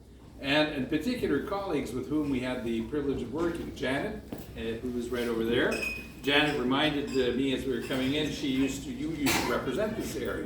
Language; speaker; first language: English; non-native, local second language; French